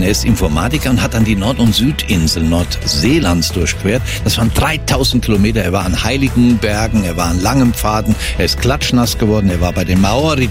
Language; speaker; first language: German; native; German